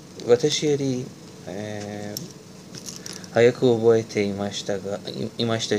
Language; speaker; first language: Japanese; non-native, learner; Persian